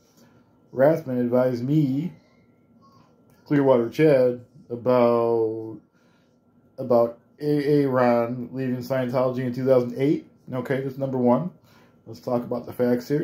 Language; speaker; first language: English; native; English